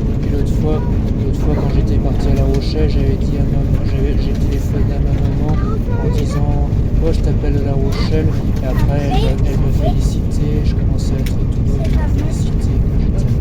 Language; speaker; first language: French; native; French